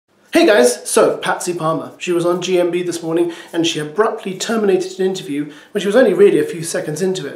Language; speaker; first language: English; native; English